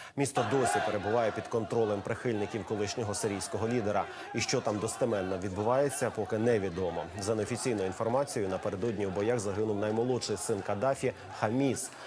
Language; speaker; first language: Ukrainian; native; Ukrainian